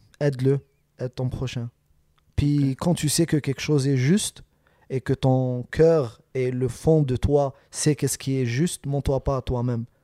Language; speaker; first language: French; early bilingual, other home language; Arabic